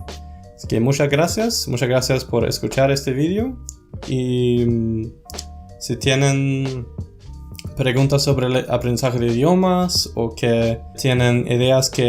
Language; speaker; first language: Spanish; non-native, fluent; Swedish